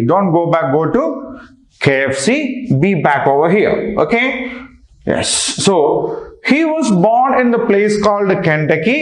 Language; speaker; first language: English; non-native, local second language; Telugu